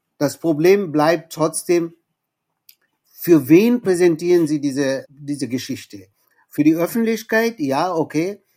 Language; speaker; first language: German; non-native, fluent; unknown